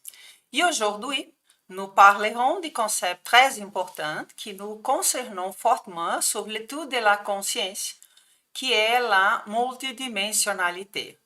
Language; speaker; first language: French; non-native, fluent; Portuguese